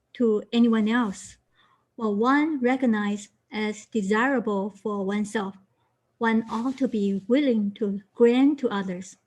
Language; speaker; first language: English; non-native, fluent; Chinese